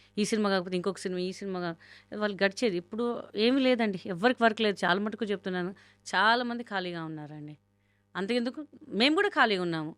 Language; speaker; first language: Telugu; non-native, local second language; Hindi